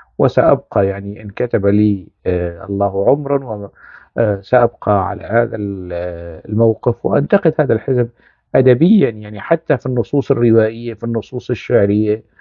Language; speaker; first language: Arabic; non-native, local second language; Kurdish